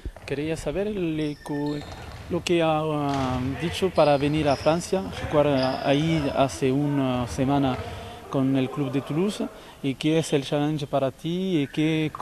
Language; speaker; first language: Spanish; non-native, fluent; French